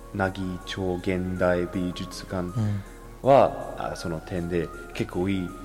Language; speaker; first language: Japanese; non-native, fluent; English